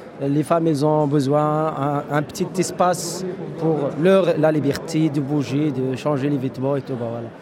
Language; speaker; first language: French; non-native, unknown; Arabic